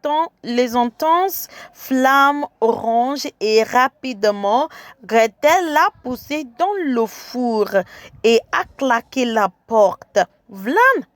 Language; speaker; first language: French; non-native, fluent; English